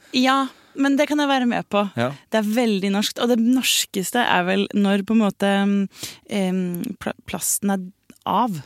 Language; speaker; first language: Norwegian; native; Norwegian